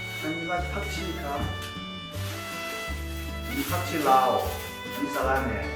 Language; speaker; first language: Thai; non-native, learner; Korean